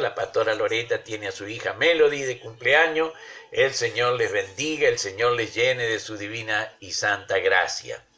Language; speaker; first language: Spanish; native; Spanish